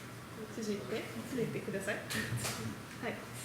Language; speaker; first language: Japanese; non-native, learner; French